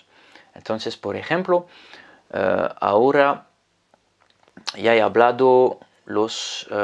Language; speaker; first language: Spanish; non-native, fluent; French